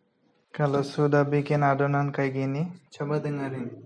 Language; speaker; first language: Indonesian; non-native, fluent; Bangla